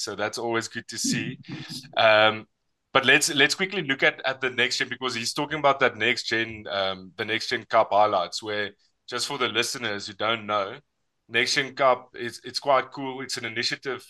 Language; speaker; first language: English; non-native, local second language; Afrikaans